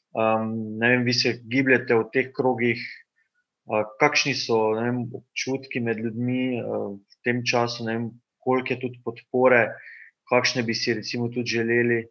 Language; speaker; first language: Slovenian; native; Slovenian